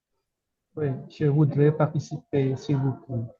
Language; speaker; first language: French; non-native, learner; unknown